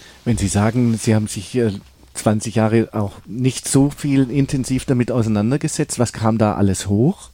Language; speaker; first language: German; native; German